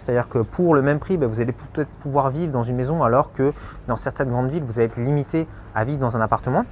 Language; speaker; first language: French; native; French